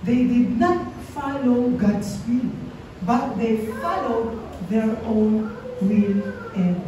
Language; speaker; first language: English; non-native, local second language; Filipino